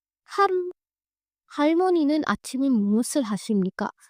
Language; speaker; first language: Korean; non-native, fluent; Hindi